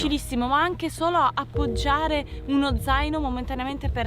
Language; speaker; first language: Italian; native; Italian